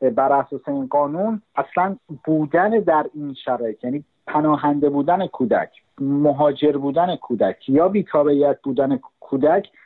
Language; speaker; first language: Persian; native; Persian